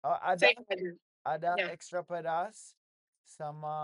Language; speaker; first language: Indonesian; non-native, learner; English